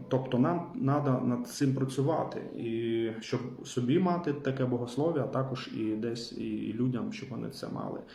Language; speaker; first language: Ukrainian; non-native, local second language; Russian